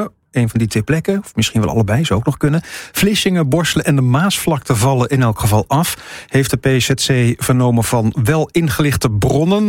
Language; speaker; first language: Dutch; native; Dutch